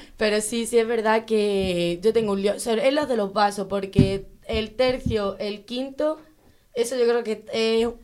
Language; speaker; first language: Spanish; native; Spanish